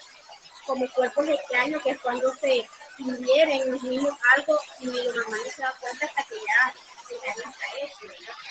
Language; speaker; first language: Spanish; native; Spanish